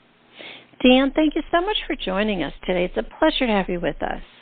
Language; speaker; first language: English; native; English